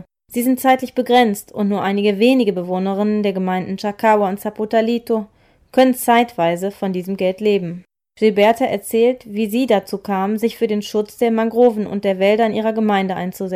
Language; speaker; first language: German; native; German